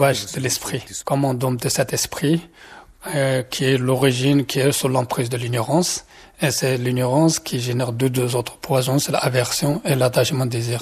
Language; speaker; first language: French; non-native, fluent; Tibetan